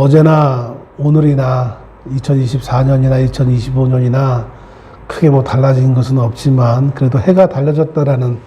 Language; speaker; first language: Korean; native; Korean